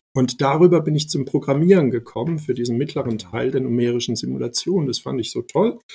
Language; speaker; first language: German; early bilingual, other home language; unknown